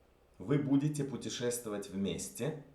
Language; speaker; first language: Russian; non-native, fluent; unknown